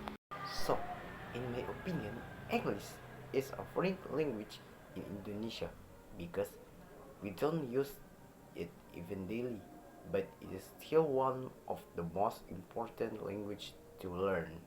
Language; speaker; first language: English; non-native, learner; Indonesian